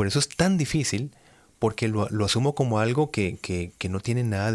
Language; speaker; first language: Spanish; native; Spanish